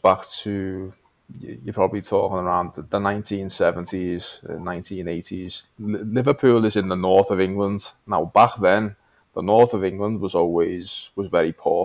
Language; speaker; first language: English; native; English